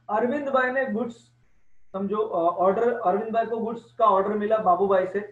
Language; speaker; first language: Hindi; non-native, local second language; Gujarati